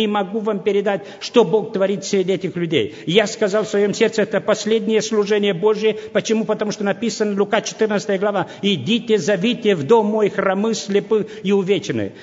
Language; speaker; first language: Russian; non-native, local second language; Romanian